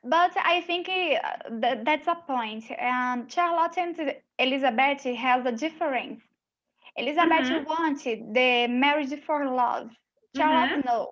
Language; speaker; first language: English; non-native, learner; Portuguese